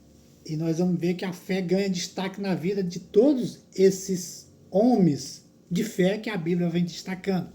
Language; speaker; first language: Portuguese; native; Portuguese